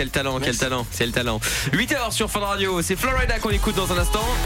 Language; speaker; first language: French; native; French